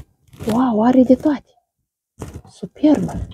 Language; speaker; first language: Romanian; non-native, learner; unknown